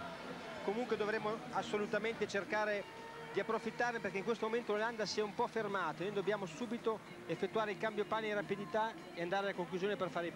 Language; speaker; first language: Italian; native; Italian